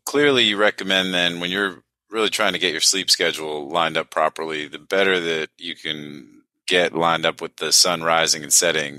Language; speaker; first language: English; native; English